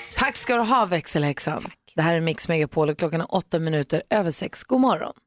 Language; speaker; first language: Swedish; native; Swedish